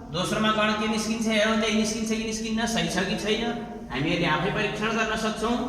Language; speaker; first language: Nepali; native; Nepali